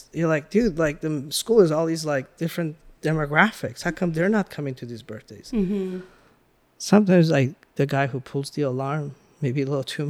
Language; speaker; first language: English; early bilingual, other home language; Persian